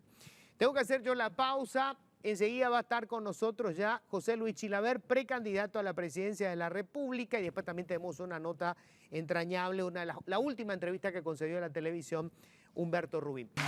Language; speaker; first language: Spanish; native; Spanish